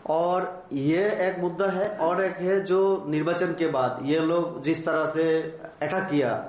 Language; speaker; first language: Hindi; non-native, local second language; Bangla